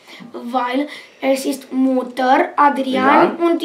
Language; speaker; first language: German; non-native, learner; Romanian